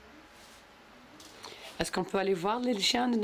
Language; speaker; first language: French; non-native, fluent; English